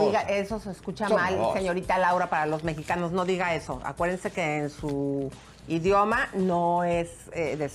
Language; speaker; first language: Spanish; native; Spanish